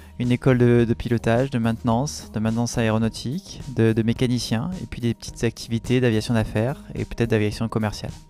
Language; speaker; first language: French; native; French